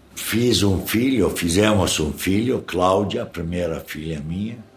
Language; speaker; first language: Portuguese; non-native, learner; Arabic